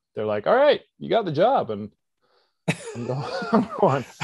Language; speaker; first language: English; native; English